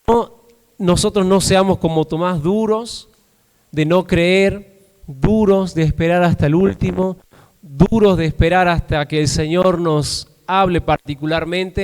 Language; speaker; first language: Spanish; native; Spanish